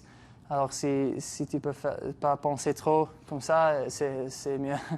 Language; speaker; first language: French; non-native, local second language; English